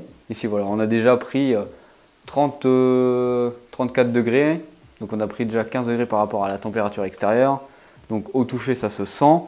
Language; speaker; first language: French; native; French